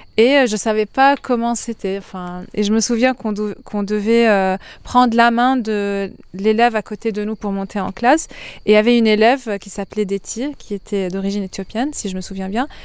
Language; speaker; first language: French; non-native, local second language; Arabic